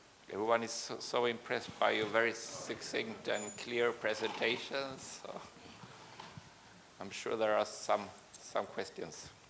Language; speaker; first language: English; non-native, fluent; Swedish